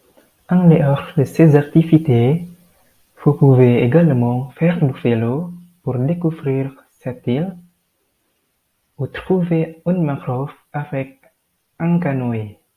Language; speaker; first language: French; non-native, learner; Indonesian